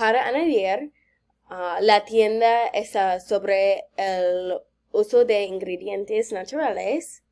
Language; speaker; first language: Spanish; non-native, learner; English